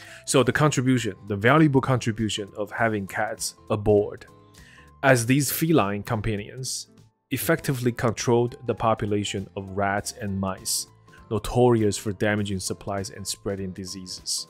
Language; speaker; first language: English; non-native, fluent; Chinese